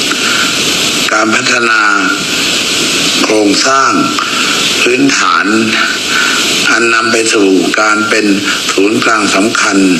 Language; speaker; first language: Thai; native; Thai